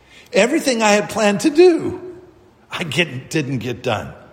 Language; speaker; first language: English; native; English